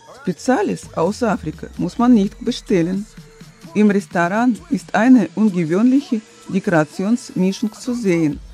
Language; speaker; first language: German; non-native, fluent; Russian